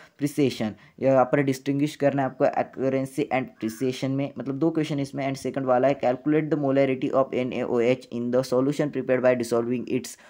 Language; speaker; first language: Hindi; non-native, local second language; Marathi